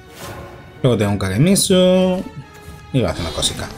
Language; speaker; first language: Spanish; native; Spanish